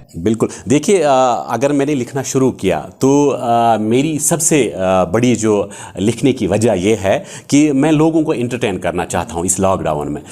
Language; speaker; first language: Urdu; non-native, local second language; Kashmiri